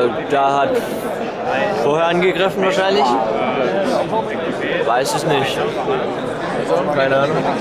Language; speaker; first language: German; native; German